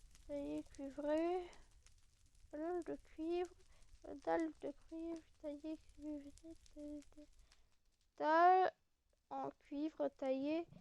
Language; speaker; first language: French; native; French